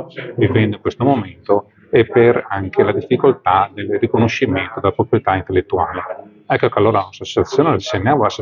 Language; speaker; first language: Italian; native; Italian